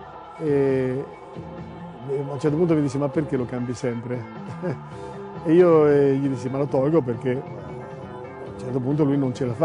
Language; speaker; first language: Italian; native; Italian